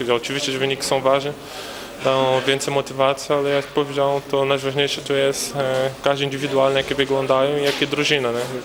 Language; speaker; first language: Polish; non-native, learner; Portuguese